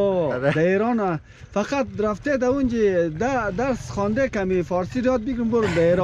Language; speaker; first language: Persian; native; Persian